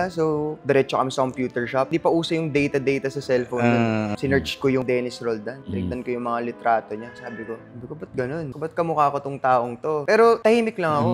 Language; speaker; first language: Filipino; early bilingual, heritage; Filipino